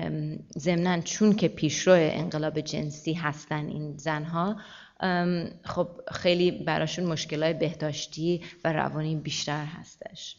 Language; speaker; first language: Persian; early bilingual, heritage; Persian